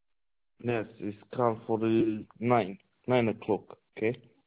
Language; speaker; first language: English; non-native, learner; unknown